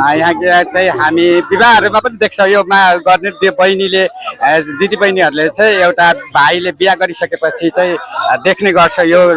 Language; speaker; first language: Nepali; non-native, local second language; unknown